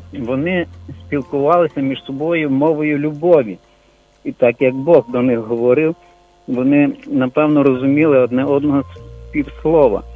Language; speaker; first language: Ukrainian; native; Ukrainian